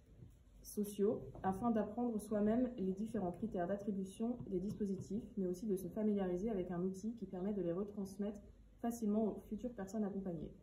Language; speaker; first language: French; native; French